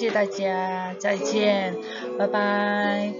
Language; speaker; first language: Chinese; non-native, fluent; Indonesian